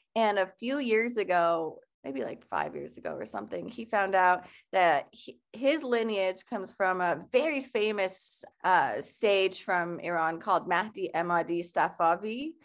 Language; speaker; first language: English; early bilingual, other home language; Persian